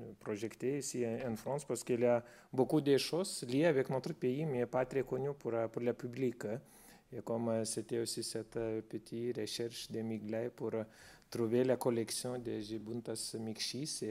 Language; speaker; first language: French; non-native, fluent; Lithuanian